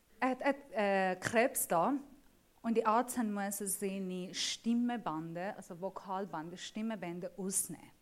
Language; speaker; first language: German; non-native, fluent; Assyrian Neo-Aramaic